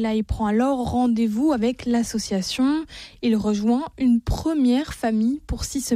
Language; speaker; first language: French; native; French